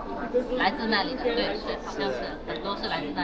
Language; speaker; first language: Chinese; native; Chinese